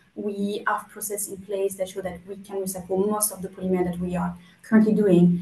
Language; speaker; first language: English; non-native, fluent; French